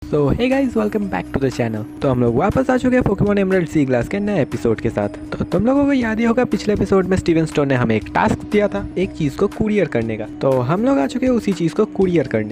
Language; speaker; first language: Hindi; native; Hindi